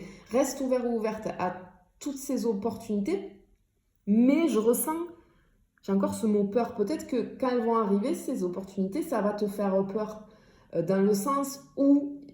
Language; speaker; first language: French; native; French